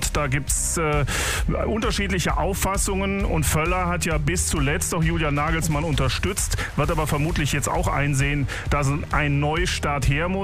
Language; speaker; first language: German; native; German